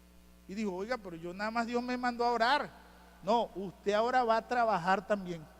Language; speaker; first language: Spanish; native; Spanish